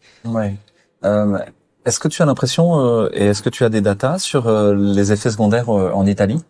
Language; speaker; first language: French; native; French